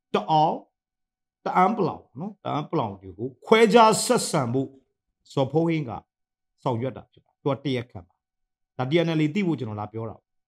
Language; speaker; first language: Burmese; non-native, local second language; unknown